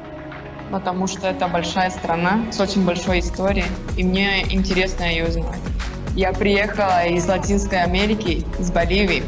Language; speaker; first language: Russian; non-native, fluent; Spanish